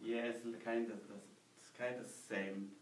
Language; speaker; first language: English; non-native, learner; Spanish